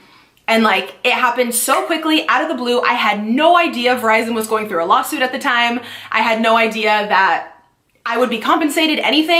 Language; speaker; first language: English; native; English